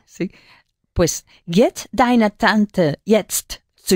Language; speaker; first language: German; non-native, learner; Spanish